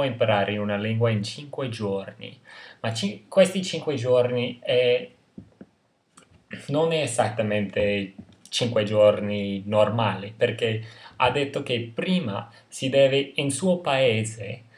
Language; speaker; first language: Italian; non-native, fluent; English